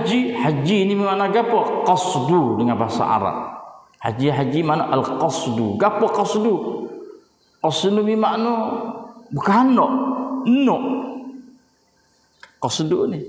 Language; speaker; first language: Malay; native; Malay